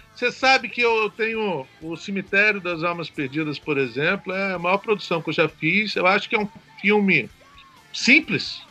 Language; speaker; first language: Portuguese; native; Portuguese